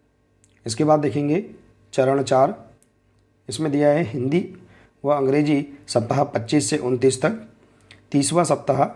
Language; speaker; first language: Hindi; native; Hindi